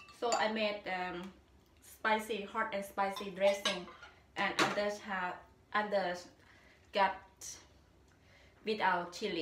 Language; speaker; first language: English; non-native, learner; Thai